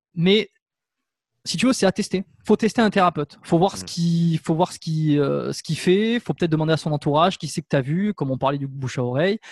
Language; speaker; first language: French; native; French